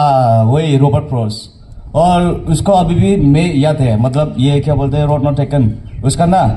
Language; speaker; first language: Hindi; non-native, local second language; Garo